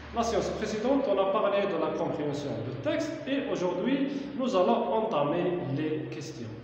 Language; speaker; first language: French; non-native, local second language; Arabic